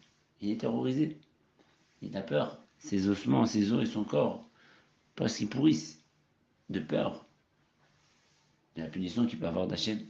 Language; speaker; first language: French; native; French